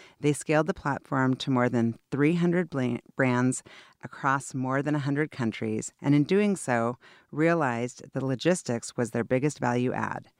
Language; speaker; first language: English; native; English